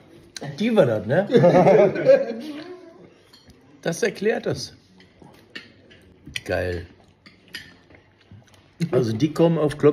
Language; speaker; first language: German; native; German